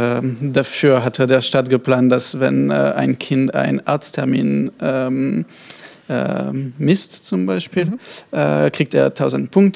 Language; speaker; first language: German; non-native, fluent; French